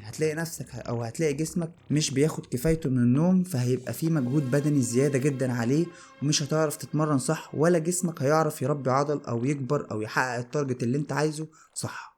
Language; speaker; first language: Arabic; native; Arabic